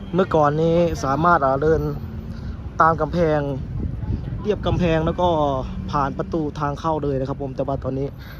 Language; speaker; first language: Thai; native; Thai